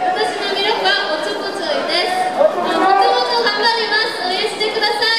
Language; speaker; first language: Japanese; non-native, learner; Korean